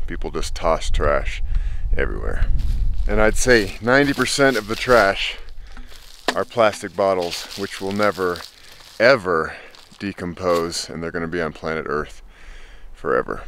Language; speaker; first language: English; native; English